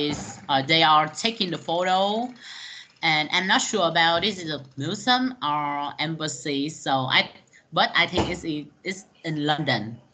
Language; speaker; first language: English; non-native, learner; Vietnamese